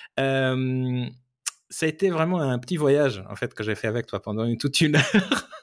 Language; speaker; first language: French; non-native, fluent; Portuguese